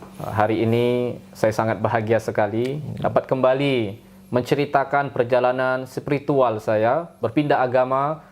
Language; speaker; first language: Indonesian; native; Indonesian